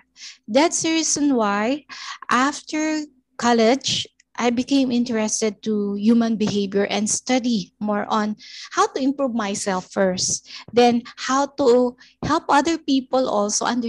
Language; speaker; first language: English; non-native, local second language; Filipino